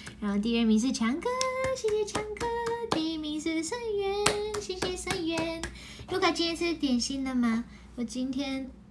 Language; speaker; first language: Chinese; non-native, fluent; Japanese